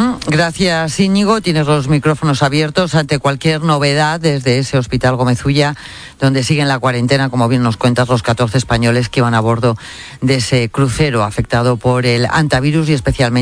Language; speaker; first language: Spanish; native; Spanish